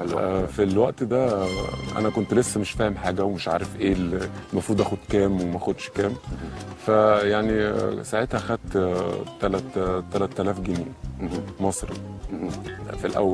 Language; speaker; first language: Arabic; native; Arabic